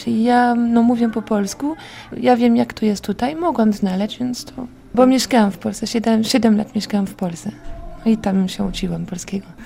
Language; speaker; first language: Polish; non-native, learner; French